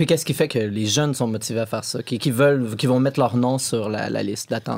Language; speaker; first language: French; native; French